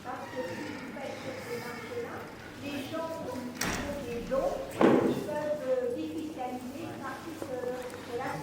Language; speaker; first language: French; non-native, fluent; Spanish